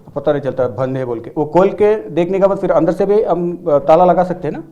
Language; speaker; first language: Hindi; non-native, local second language; Telugu